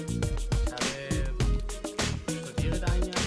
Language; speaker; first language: German; non-native, learner; Kurdish